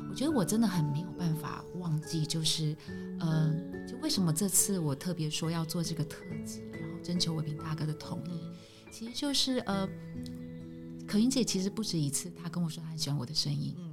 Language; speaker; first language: Chinese; native; Chinese